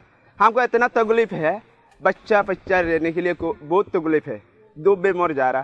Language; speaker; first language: Hindi; non-native, learner; Rohingya